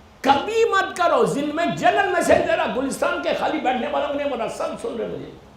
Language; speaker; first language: Urdu; native; Urdu